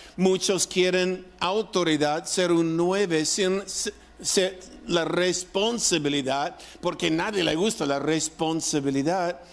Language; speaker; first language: Spanish; non-native, fluent; English